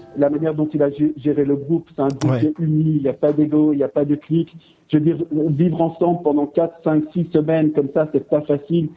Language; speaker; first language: French; non-native, fluent; English